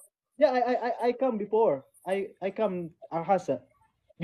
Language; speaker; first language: English; non-native, learner; Indonesian